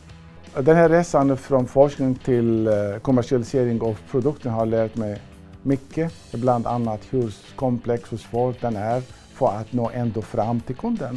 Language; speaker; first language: Swedish; non-native, fluent; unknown